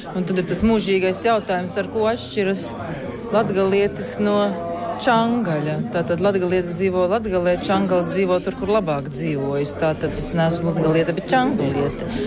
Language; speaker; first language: Latvian; native; Latvian